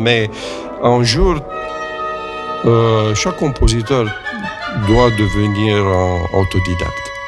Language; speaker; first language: French; non-native, fluent; Romanian